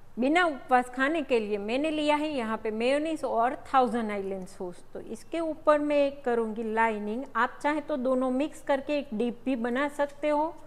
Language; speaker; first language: Hindi; non-native, local second language; Gujarati